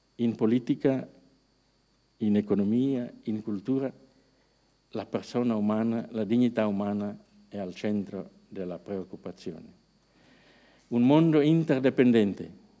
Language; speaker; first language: Italian; non-native, fluent; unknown